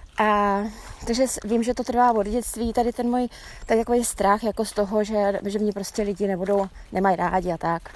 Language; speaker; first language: Czech; native; Czech